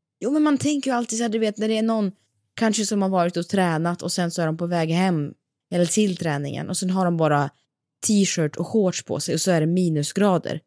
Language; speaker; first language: Swedish; early bilingual, other home language; Russian